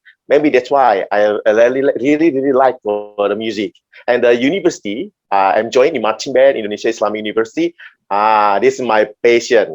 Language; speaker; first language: English; non-native, learner; Indonesian